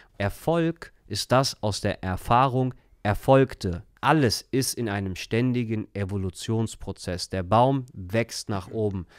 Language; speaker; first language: German; early bilingual, other home language; Turkish